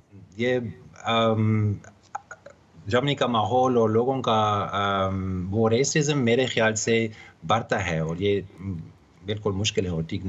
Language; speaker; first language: Hindi; non-native, fluent; German